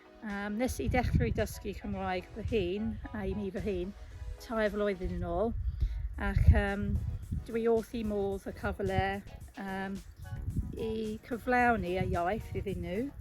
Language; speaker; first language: Welsh; non-native, learner; English